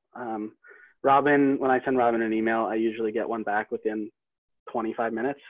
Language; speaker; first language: English; native; English